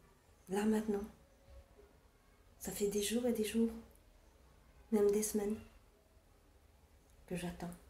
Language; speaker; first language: French; non-native, fluent; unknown